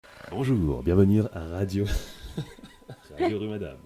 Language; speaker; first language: French; native; French